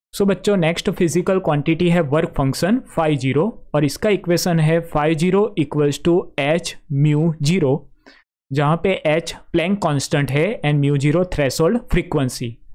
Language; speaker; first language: Hindi; non-native, local second language; Gujarati